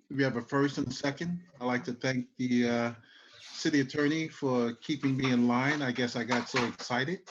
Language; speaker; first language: English; native; English